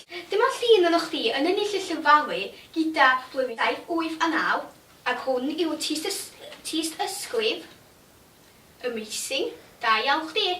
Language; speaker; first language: Welsh; native; Welsh